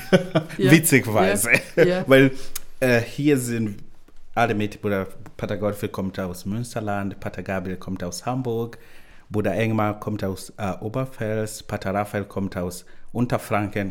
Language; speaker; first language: German; non-native, learner; Swahili